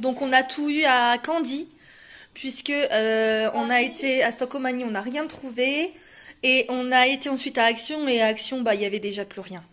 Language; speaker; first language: French; native; French